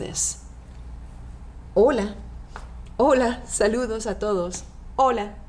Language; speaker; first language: Spanish; non-native, fluent; French